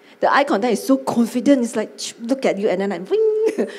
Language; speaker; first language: English; non-native, local second language; Chinese